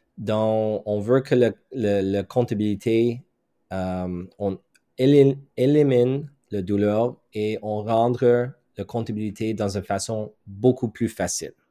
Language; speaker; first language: French; non-native, local second language; English